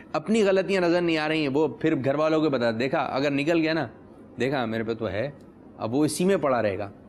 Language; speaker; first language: Urdu; native; Urdu